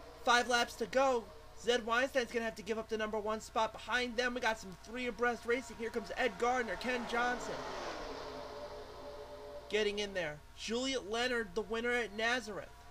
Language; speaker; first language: English; native; English